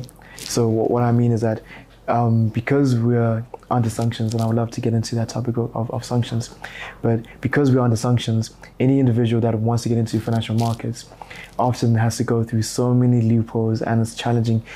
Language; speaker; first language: English; non-native, local second language; Shona